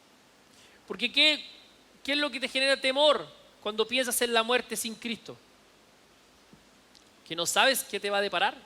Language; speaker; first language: Spanish; native; Spanish